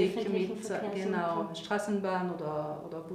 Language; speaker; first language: German; non-native, fluent; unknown